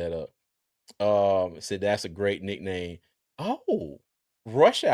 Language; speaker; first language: English; native; English